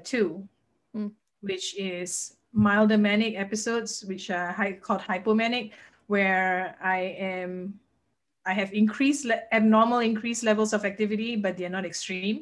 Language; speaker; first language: English; non-native, local second language; Malay